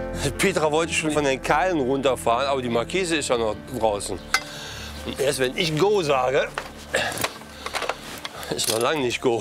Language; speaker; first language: German; native; German